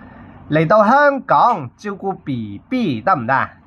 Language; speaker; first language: Cantonese; native; Cantonese